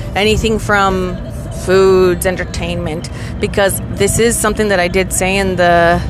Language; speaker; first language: English; early bilingual, other home language; Spanish